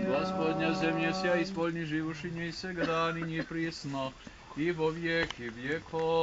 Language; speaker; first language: Serbian; native; Serbian